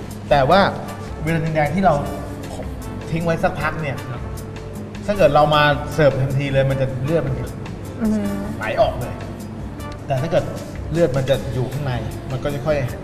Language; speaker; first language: Thai; native; Thai